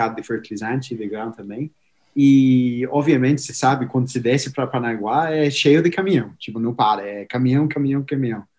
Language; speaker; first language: Portuguese; non-native, fluent; English